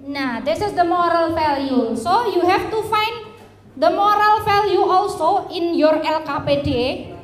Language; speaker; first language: English; non-native, fluent; Indonesian